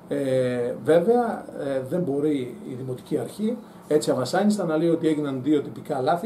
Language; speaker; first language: Greek; native; Greek